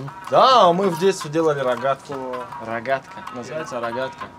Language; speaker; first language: Russian; non-native, local second language; Tajik